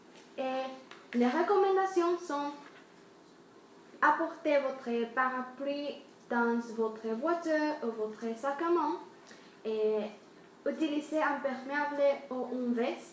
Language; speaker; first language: French; non-native, learner; Spanish